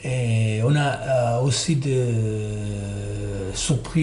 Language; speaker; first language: French; non-native, learner; Italian